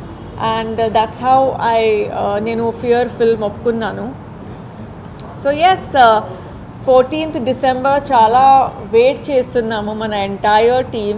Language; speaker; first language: Telugu; non-native, fluent; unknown